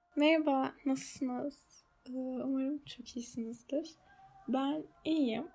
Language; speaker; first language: Turkish; early bilingual, heritage; Turkish